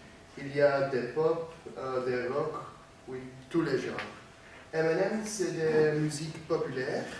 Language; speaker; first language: French; non-native, learner; Dutch